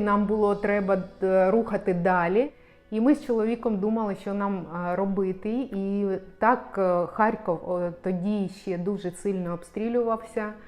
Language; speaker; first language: Ukrainian; non-native, local second language; Russian